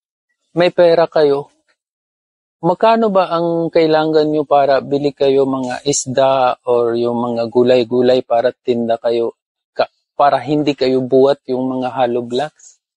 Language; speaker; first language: Filipino; non-native, learner; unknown